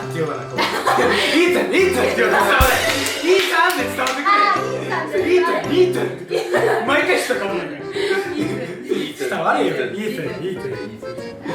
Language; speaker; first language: Japanese; native; Japanese